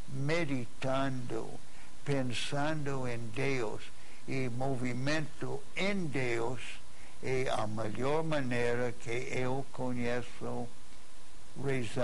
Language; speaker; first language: Portuguese; non-native, fluent; English